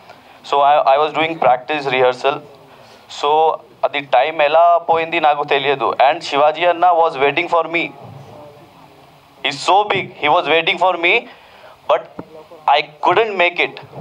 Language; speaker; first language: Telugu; non-native, local second language; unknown